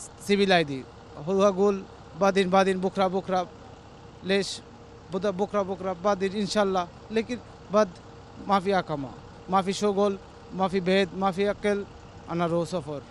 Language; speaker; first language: Arabic; non-native, learner; Bangla